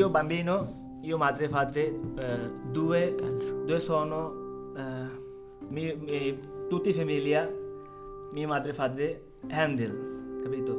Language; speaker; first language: Italian; non-native, learner; Bangla